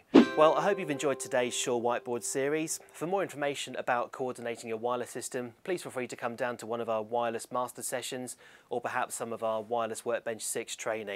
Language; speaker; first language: English; native; English